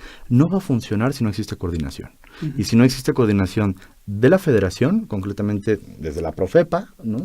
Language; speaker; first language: Spanish; native; Spanish